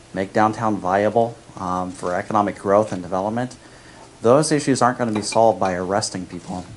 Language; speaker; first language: English; native; English